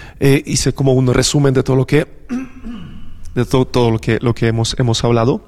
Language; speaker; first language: Spanish; non-native, fluent; Polish